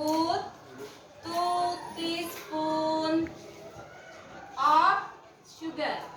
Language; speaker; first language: English; non-native, learner; Indonesian